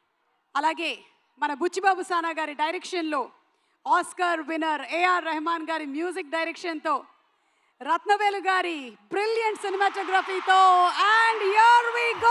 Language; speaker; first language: Telugu; native; Telugu